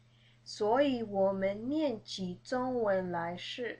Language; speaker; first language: Chinese; early bilingual, heritage; Chinese